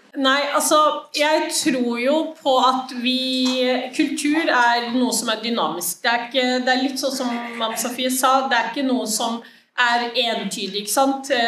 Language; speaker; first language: Norwegian; native; Norwegian